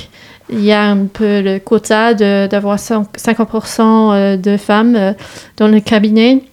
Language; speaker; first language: French; non-native, learner; English